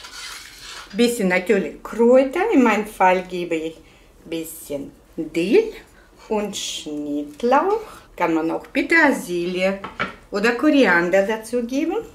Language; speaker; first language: German; non-native, fluent; Russian